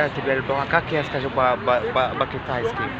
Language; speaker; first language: Russian; non-native, learner; Arabic